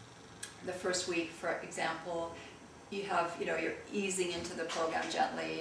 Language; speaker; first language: English; early bilingual, other home language; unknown